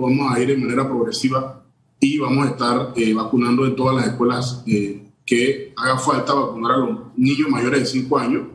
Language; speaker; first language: Spanish; native; Spanish